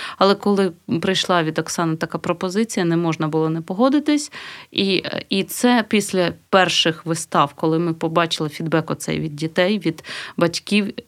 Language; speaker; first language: Ukrainian; native; Ukrainian